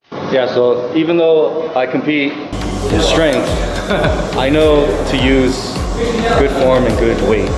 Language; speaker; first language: English; early bilingual, other home language; Chinese